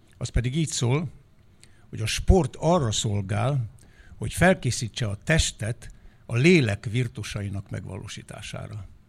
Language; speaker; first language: Hungarian; native; Hungarian